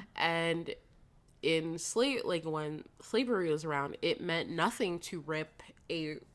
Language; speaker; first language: English; native; English